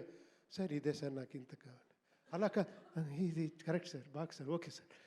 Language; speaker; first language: Telugu; non-native, local second language; Kannada